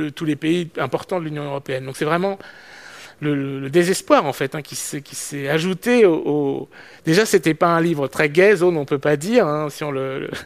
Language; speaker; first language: French; native; French